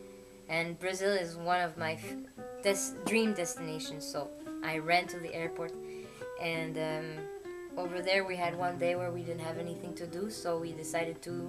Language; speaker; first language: English; non-native, fluent; French